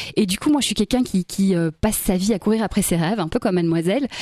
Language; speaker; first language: French; native; French